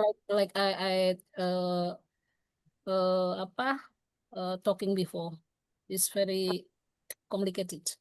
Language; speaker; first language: English; non-native, learner; Indonesian